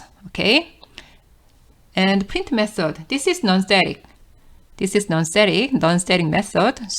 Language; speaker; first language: English; non-native, fluent; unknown